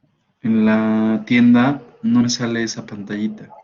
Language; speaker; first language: Spanish; native; Spanish